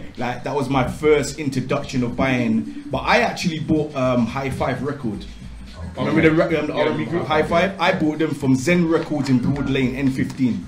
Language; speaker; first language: English; native; English